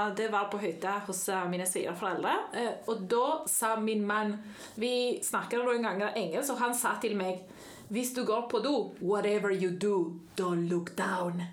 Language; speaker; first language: Norwegian; non-native, fluent; Spanish